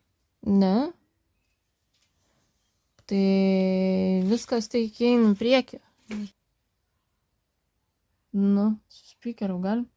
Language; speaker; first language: Lithuanian; native; Lithuanian